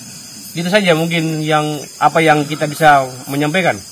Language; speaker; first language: Indonesian; native; Indonesian